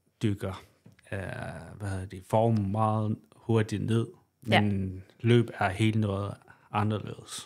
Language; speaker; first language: Danish; non-native, local second language; Kalaallisut